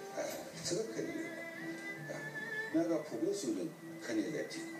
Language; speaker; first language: Chinese; native; Chinese